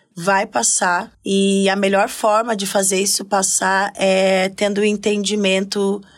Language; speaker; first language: Portuguese; native; Portuguese